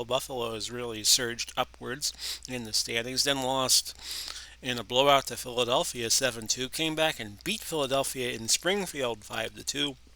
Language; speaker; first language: English; native; English